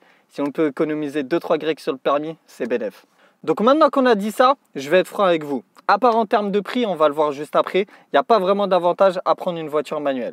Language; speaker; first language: French; native; French